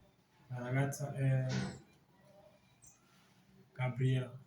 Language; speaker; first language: Italian; non-native, learner; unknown